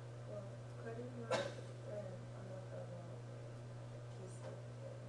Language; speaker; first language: Japanese; non-native, learner; English